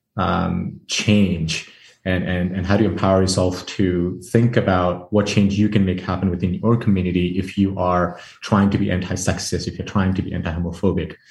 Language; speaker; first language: English; early bilingual, other home language; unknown